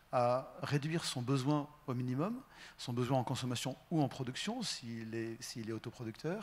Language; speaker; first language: French; native; French